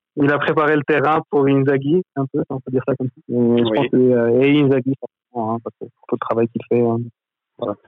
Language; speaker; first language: French; non-native, local second language; Arabic